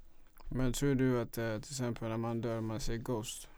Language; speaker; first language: Swedish; non-native, fluent; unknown